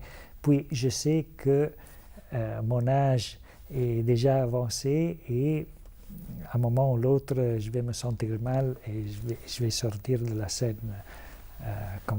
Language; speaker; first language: French; non-native, fluent; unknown